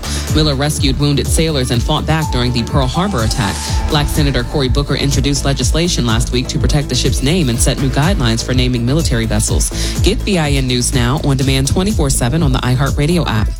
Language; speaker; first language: English; native; English